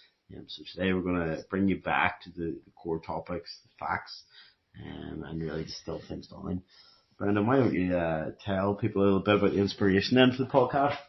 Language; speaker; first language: English; native; English